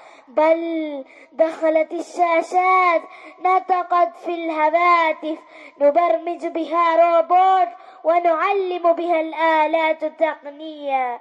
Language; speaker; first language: Arabic; non-native, learner; Malayalam